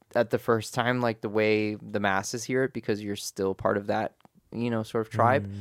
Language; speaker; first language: English; native; English